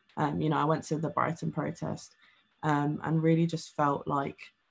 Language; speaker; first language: English; native; English